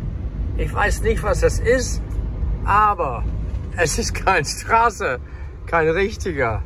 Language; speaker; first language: German; non-native, fluent; English